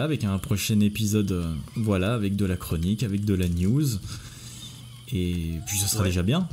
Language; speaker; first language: French; native; French